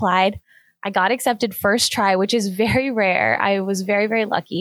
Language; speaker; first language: English; native; English